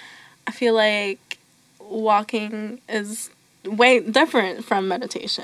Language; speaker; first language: English; native; English